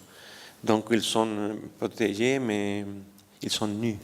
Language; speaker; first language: French; non-native, fluent; Spanish